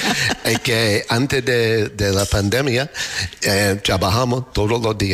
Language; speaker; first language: Spanish; non-native, learner; English